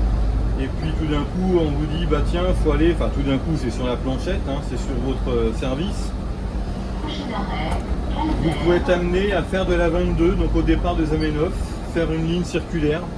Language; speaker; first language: French; native; French